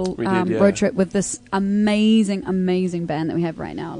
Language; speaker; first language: English; native; English